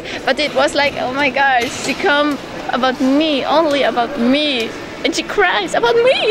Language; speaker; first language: English; non-native, fluent; German